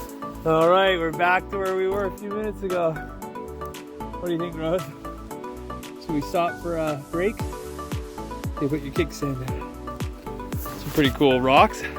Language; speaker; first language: English; native; English